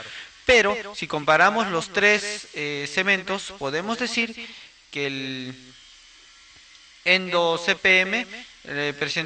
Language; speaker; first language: Spanish; native; Spanish